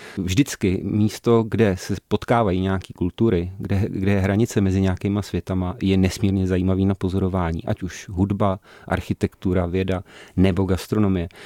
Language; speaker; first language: Czech; native; Czech